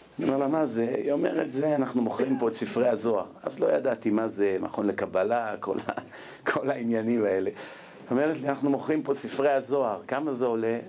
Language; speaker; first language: Hebrew; native; Hebrew